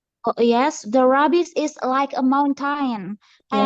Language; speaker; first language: English; non-native, learner; Indonesian